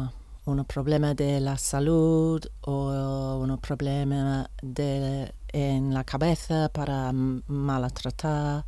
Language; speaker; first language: Spanish; non-native, learner; English